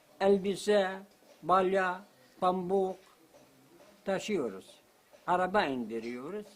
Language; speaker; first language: Turkish; non-native, local second language; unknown